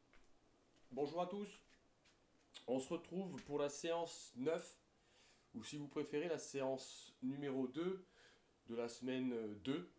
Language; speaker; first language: French; native; French